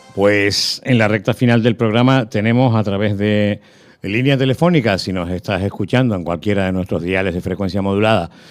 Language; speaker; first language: Spanish; native; Spanish